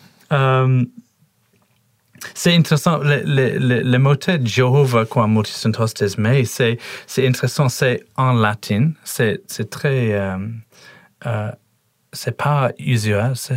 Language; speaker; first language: French; non-native, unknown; English